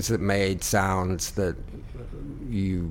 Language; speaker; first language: English; native; English